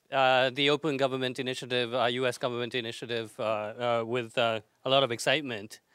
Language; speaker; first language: English; non-native, fluent; Dutch